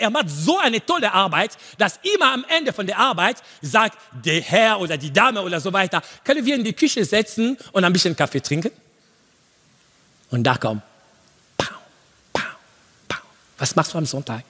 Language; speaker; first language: German; non-native, learner; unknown